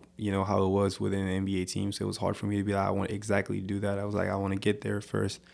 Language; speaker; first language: English; non-native, fluent; French